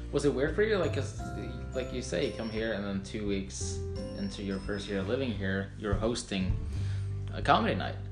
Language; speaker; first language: English; non-native, fluent; Norwegian